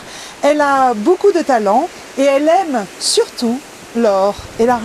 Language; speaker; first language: French; native; French